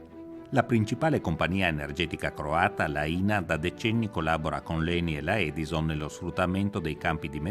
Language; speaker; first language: Italian; native; Italian